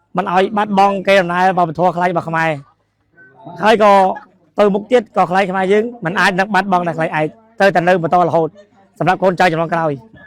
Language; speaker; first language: Khmer; native; Khmer